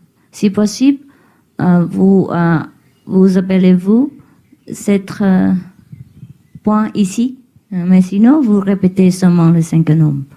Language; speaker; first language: French; non-native, learner; Vietnamese